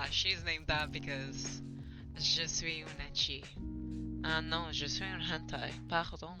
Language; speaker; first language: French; non-native, learner; English